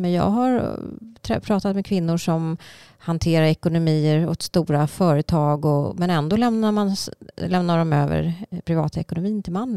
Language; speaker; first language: Swedish; native; Swedish